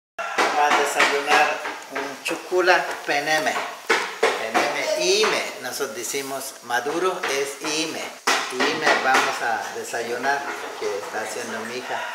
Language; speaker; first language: Spanish; non-native, local second language; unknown